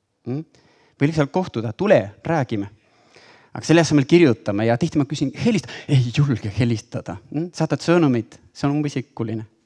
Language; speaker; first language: Estonian; non-native, fluent; Spanish